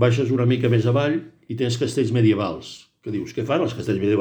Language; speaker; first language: Catalan; native; Catalan